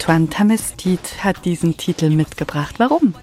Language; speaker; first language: German; native; German